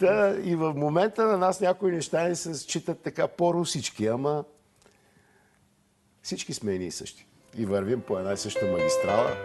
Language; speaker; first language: Bulgarian; native; Bulgarian